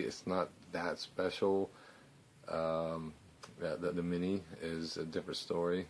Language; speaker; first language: English; native; English